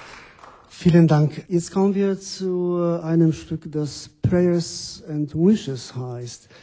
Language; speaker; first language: German; non-native, fluent; Polish